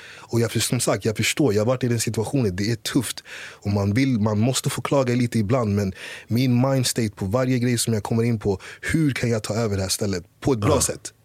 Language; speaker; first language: Swedish; early bilingual, other home language; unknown